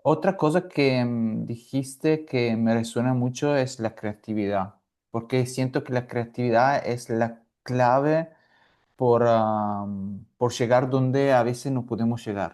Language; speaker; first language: Spanish; non-native, fluent; Italian